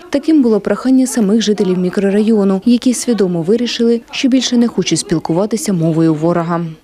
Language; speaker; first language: Ukrainian; native; Ukrainian